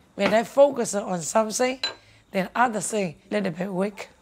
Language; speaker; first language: English; non-native, learner; Chinese